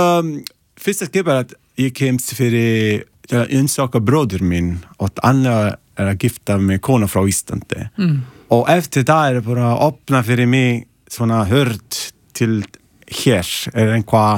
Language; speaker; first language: Icelandic; non-native, learner; Italian